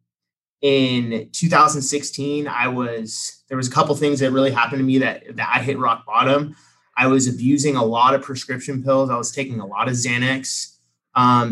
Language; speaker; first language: English; native; English